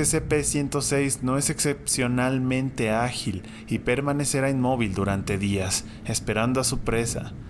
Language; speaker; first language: Spanish; native; Spanish